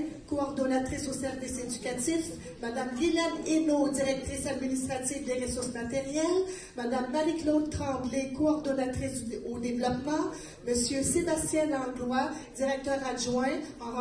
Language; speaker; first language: French; native; French